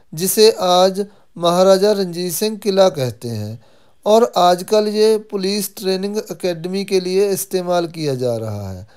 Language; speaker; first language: Hindi; non-native, local second language; Punjabi